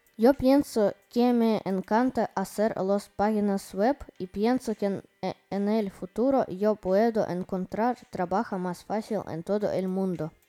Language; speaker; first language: Spanish; non-native, learner; Russian